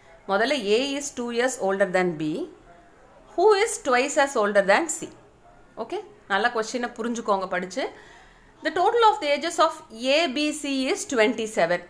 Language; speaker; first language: English; non-native, local second language; Tamil